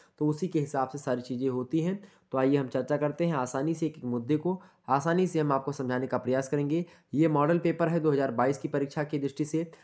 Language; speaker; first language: Hindi; native; Hindi